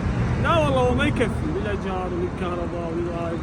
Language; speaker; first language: Arabic; native; Arabic